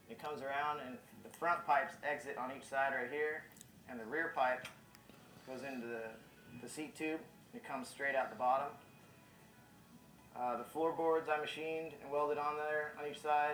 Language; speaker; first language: English; native; English